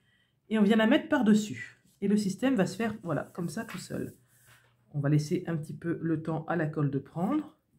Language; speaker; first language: French; native; French